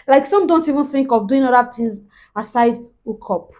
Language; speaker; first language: English; non-native, local second language; Yoruba